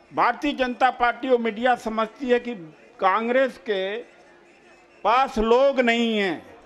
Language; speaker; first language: Hindi; native; Hindi